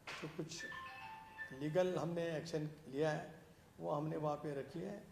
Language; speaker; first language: Hindi; non-native, local second language; Marathi